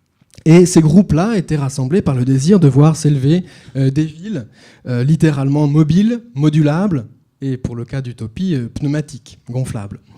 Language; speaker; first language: French; native; French